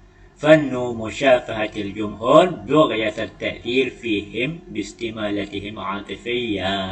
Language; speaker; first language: Arabic; non-native, fluent; Malay